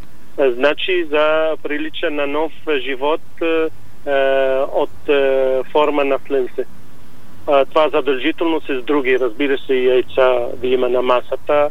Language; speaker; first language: Bulgarian; non-native, learner; Arabic